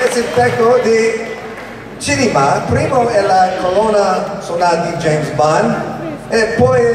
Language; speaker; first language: Italian; non-native, learner; English